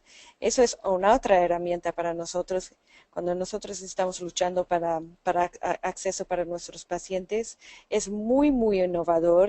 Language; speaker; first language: Spanish; non-native, fluent; English